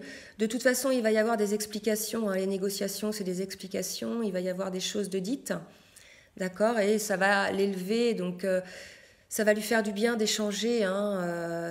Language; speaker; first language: French; native; French